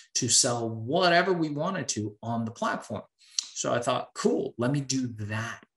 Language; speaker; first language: English; early bilingual, other home language; Persian